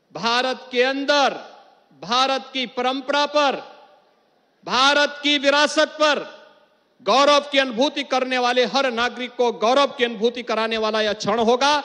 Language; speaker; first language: Hindi; native; Hindi